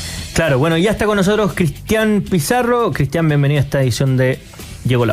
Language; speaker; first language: Spanish; native; Spanish